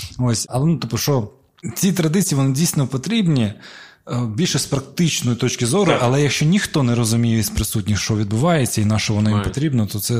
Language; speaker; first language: Ukrainian; non-native, local second language; Russian